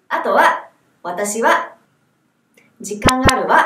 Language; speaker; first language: Japanese; non-native, fluent; Chinese